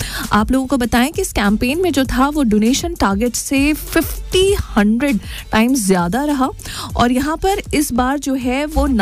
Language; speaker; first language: Hindi; native; Hindi